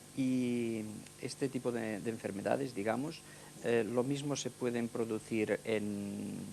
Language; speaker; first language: Spanish; non-native, local second language; Catalan